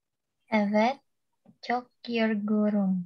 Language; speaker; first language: Turkish; non-native, learner; Indonesian